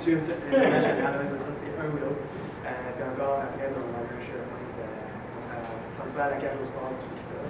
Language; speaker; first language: French; native; French